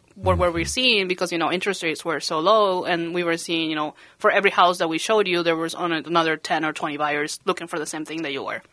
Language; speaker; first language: English; non-native, fluent; Spanish